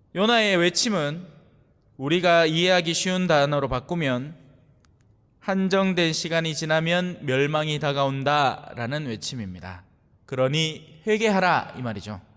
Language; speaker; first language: Korean; native; Korean